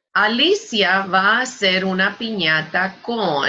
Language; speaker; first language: Spanish; non-native, fluent; English